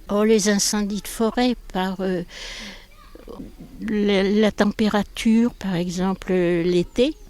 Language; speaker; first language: French; native; French